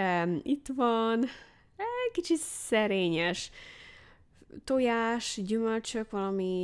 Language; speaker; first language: Hungarian; early bilingual, heritage; English